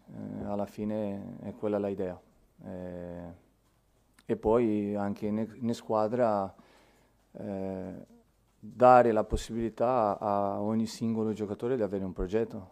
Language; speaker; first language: Italian; non-native, fluent; Portuguese